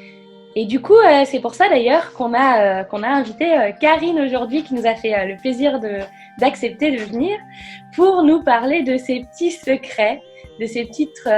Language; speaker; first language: French; native; French